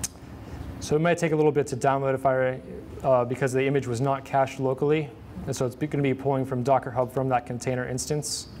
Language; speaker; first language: English; native; English